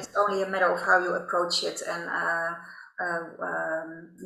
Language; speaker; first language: English; non-native, fluent; Dutch